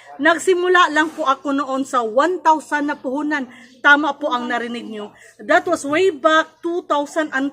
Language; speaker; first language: Filipino; non-native, local second language; Cebuano